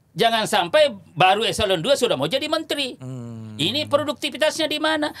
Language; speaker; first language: Indonesian; non-native, local second language; Buginese